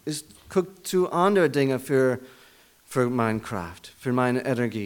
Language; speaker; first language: German; non-native, learner; English